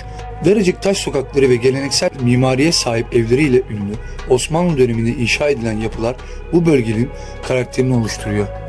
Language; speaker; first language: Turkish; native; Turkish